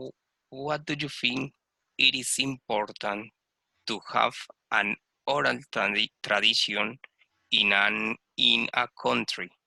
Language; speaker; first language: English; non-native, learner; Spanish